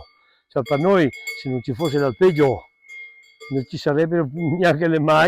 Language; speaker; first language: Italian; non-native, local second language; Venetian